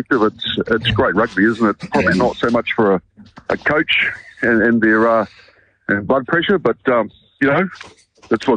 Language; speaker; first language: English; native; English